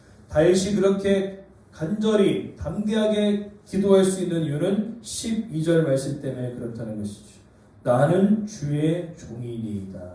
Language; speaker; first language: Korean; native; Korean